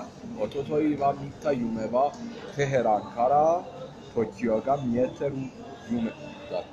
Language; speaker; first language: Japanese; non-native, fluent; Persian